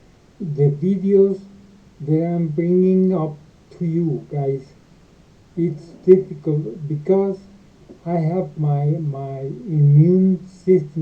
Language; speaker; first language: English; non-native, learner; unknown